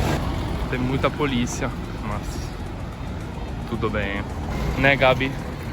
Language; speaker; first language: Portuguese; non-native, learner; Italian